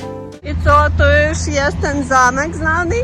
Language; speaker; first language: Polish; non-native, fluent; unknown